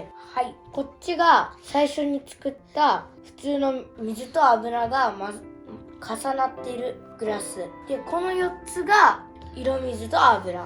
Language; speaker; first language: Japanese; early bilingual, other home language; Uyghur